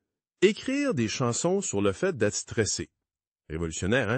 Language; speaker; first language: French; native; French